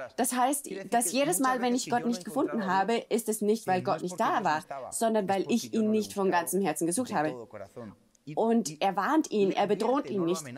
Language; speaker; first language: German; non-native, fluent; Spanish